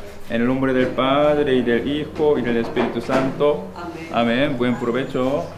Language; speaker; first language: Spanish; non-native, fluent; Korean